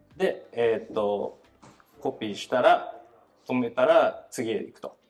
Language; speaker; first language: Japanese; native; Japanese